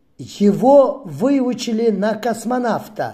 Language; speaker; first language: Russian; non-native, fluent; Uzbek